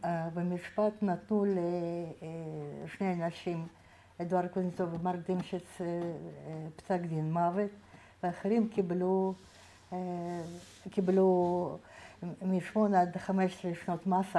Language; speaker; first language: Hebrew; non-native, fluent; Russian